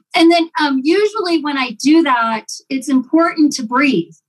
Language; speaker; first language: English; native; English